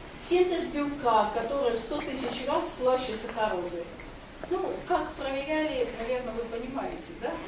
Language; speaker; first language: Russian; non-native, local second language; Georgian